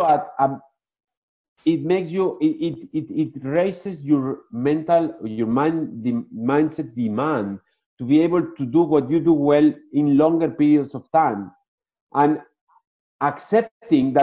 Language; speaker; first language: English; non-native, fluent; Spanish